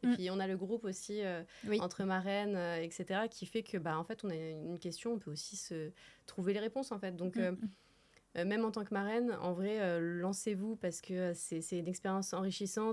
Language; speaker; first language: French; native; French